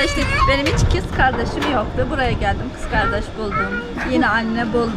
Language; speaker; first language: Turkish; non-native, fluent; Turkmen